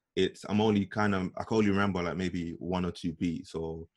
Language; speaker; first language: English; native; English